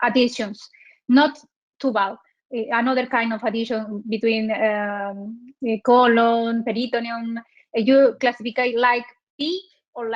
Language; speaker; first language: English; non-native, learner; Spanish